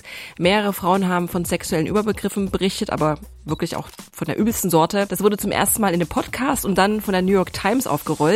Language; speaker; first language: German; native; German